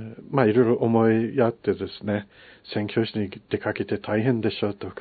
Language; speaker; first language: Japanese; non-native, fluent; English